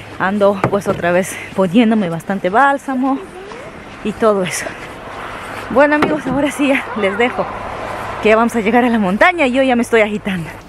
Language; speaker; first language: Spanish; native; Spanish